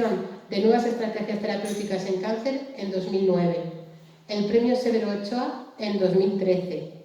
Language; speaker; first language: Spanish; native; Spanish